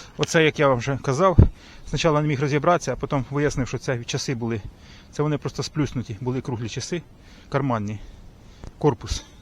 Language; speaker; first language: Ukrainian; native; Ukrainian